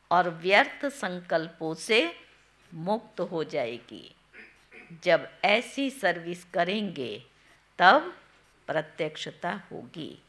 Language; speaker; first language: Hindi; non-native, local second language; Gujarati